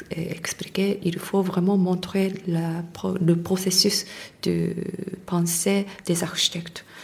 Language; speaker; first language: French; non-native, fluent; Japanese